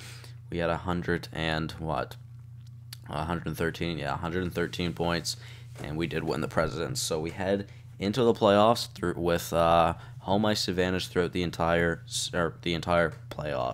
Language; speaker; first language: English; native; English